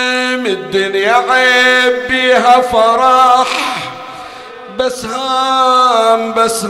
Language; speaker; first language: Arabic; native; Arabic